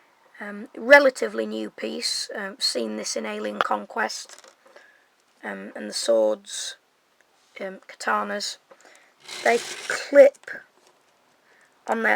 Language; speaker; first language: English; native; English